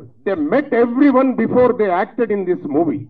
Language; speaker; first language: Telugu; native; Telugu